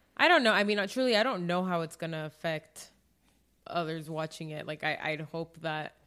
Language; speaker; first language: English; early bilingual, other home language; Spanish